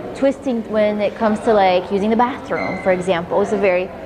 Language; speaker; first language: English; early bilingual, other home language; Arabic